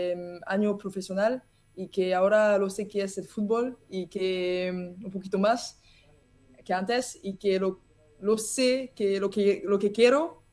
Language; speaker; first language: Spanish; non-native, learner; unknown